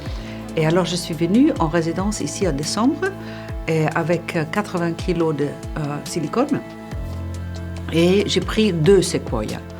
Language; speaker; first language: French; non-native, fluent; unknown